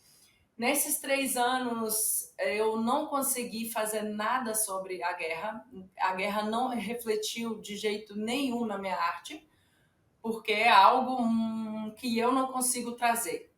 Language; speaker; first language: Portuguese; non-native, fluent; Ukrainian